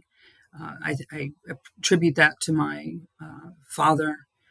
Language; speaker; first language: English; native; English